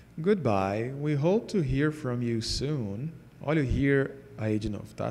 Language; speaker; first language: English; non-native, fluent; Portuguese